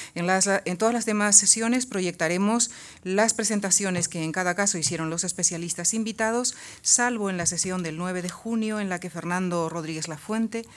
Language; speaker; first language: Spanish; native; Spanish